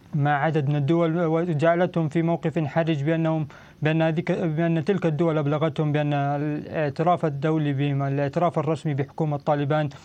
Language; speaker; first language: Arabic; non-native, fluent; Pashto